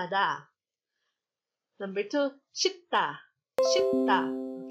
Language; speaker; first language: Korean; non-native, fluent; Filipino